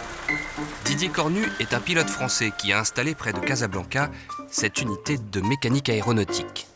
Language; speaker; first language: French; native; French